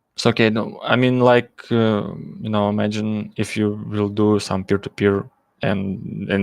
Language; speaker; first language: English; non-native, learner; Russian